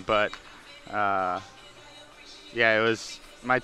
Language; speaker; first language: English; native; English